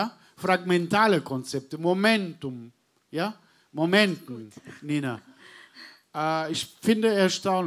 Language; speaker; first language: German; non-native, learner; Turkish